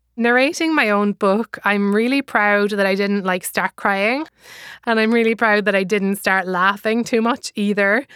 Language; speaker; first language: English; native; English